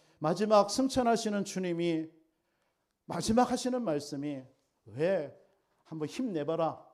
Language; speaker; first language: Korean; native; Korean